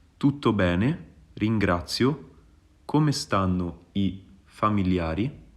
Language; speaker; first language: Italian; non-native, fluent; Wolof